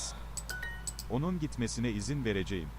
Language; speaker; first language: Turkish; non-native, learner; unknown